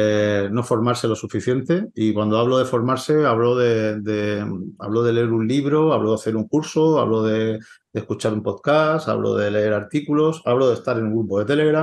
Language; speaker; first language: Spanish; native; Spanish